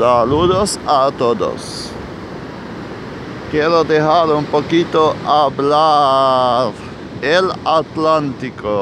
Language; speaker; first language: Spanish; non-native, fluent; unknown